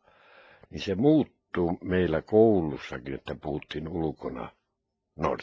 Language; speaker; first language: Finnish; non-native, local second language; Norwegian